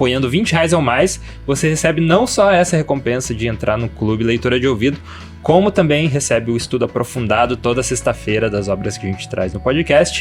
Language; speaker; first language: Portuguese; native; Portuguese